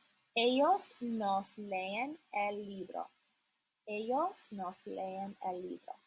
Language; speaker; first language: Spanish; non-native, learner; English